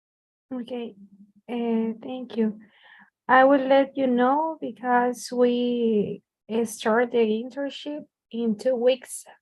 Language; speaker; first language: English; non-native, learner; Spanish